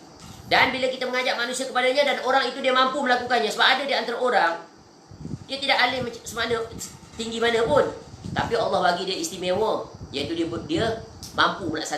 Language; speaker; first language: Malay; native; Malay